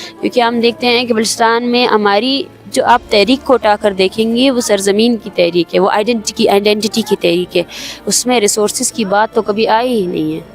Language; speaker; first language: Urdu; non-native, local second language; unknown